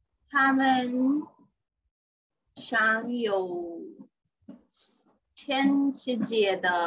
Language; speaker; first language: Chinese; non-native, learner; English